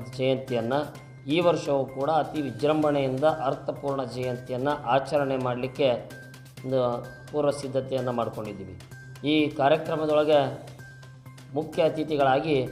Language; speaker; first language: Kannada; non-native, local second language; Urdu